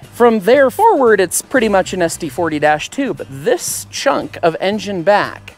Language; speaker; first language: English; native; English